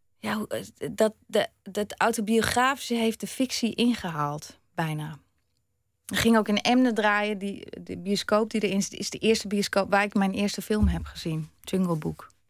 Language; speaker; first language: Dutch; early bilingual, other home language; German